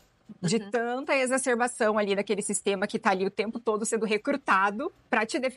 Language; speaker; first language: Portuguese; native; Portuguese